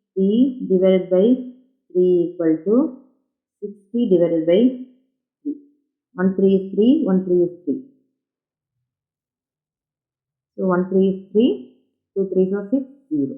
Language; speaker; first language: English; non-native, local second language; Tamil